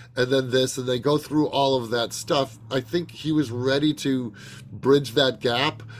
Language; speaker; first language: English; native; English